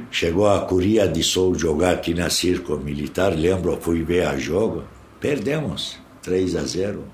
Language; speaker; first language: Portuguese; non-native, learner; Arabic